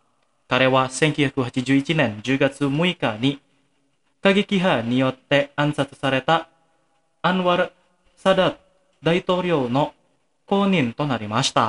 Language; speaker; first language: Japanese; non-native, fluent; Indonesian